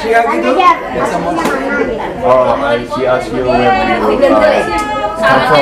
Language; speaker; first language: English; non-native, learner; Indonesian